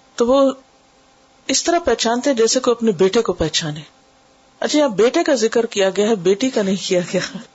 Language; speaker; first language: Urdu; native; Urdu